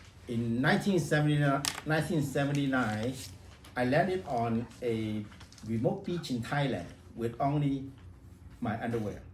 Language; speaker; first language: English; non-native, fluent; Vietnamese